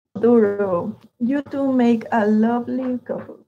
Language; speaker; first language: English; non-native, learner; Spanish